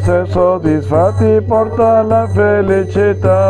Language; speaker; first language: Italian; non-native, learner; Spanish